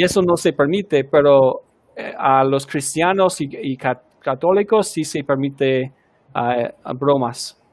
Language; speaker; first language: Spanish; non-native, fluent; English